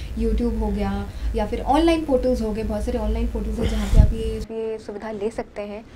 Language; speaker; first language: Hindi; native; Hindi